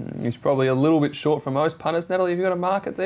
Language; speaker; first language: English; native; English